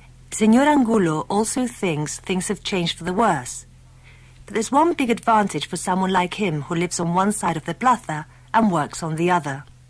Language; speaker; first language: English; native; English